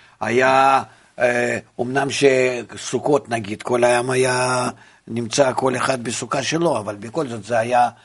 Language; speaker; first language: Hebrew; non-native, fluent; Russian